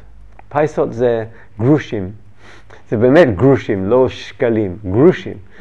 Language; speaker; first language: Hebrew; non-native, learner; English